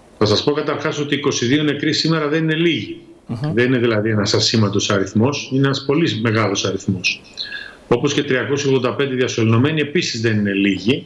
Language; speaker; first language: Greek; native; Greek